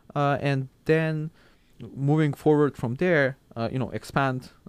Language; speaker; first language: English; non-native, fluent; Macedonian